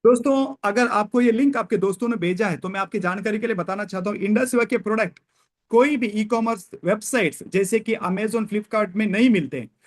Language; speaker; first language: Hindi; non-native, local second language; Kannada